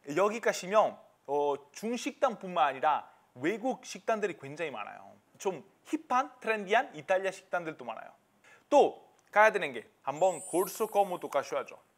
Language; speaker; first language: Korean; non-native, fluent; Italian